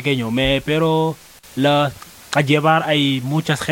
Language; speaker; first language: Spanish; non-native, learner; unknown